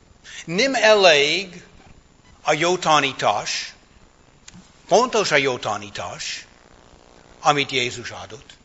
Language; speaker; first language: Hungarian; non-native, fluent; English